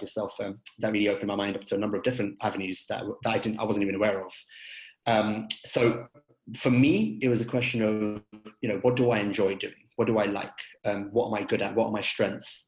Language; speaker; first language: English; native; English